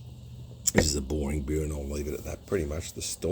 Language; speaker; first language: English; native; English